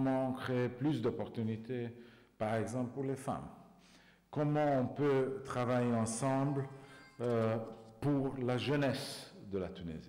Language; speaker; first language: French; non-native, fluent; Hungarian